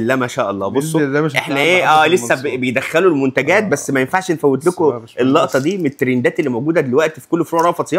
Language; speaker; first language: Arabic; native; Arabic